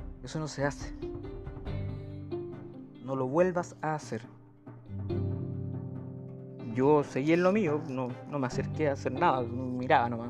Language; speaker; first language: Spanish; native; Spanish